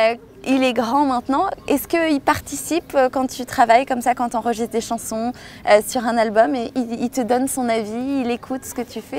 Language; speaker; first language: French; native; French